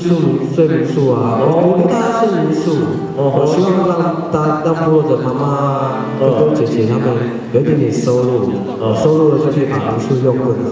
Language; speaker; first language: Chinese; non-native, local second language; Amis